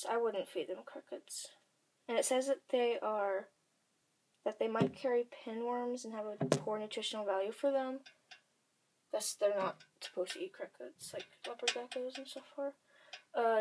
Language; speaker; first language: English; native; English